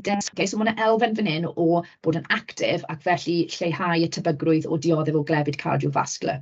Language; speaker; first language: Welsh; native; Welsh